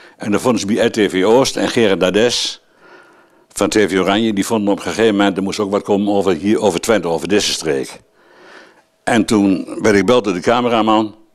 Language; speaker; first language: Dutch; native; Dutch